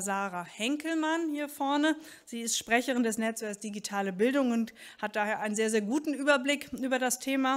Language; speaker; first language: German; native; German